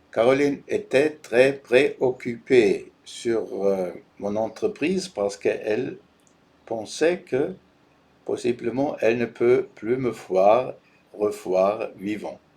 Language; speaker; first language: French; non-native, fluent; German